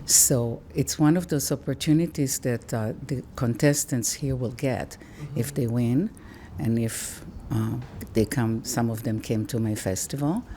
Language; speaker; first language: English; non-native, fluent; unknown